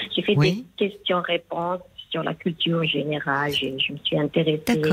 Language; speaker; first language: French; non-native, local second language; Arabic